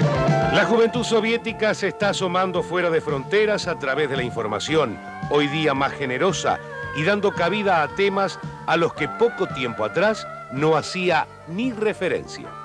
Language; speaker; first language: Spanish; native; Spanish